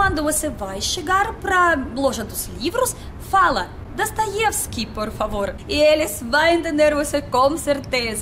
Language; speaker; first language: Portuguese; non-native, learner; Russian